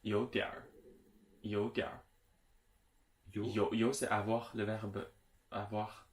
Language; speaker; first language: French; non-native, fluent; Chinese